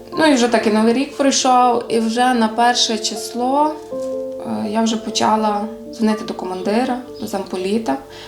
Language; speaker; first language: Ukrainian; native; Ukrainian